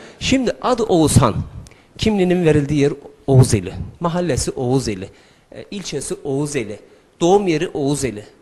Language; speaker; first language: Turkish; early bilingual, heritage; Turkish